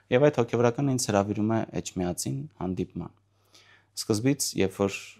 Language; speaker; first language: Armenian; early bilingual, heritage; Armenian